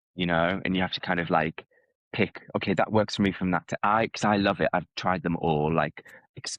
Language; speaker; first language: English; native; English